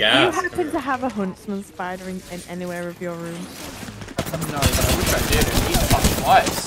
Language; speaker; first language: English; native; English